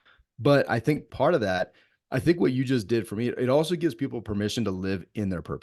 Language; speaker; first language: English; native; English